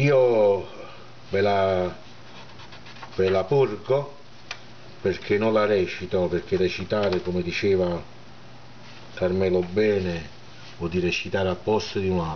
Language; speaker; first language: Italian; native; Italian